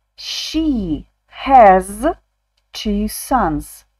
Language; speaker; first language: English; non-native, fluent; Ukrainian